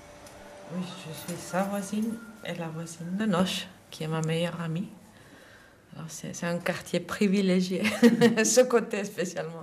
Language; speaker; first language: French; non-native, fluent; Dutch